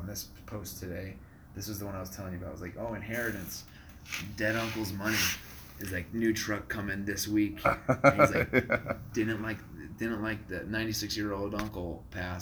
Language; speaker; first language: English; native; English